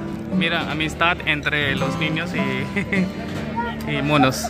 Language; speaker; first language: Spanish; non-native, learner; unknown